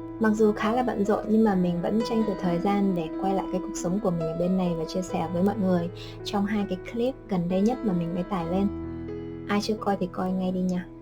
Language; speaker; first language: Vietnamese; native; Vietnamese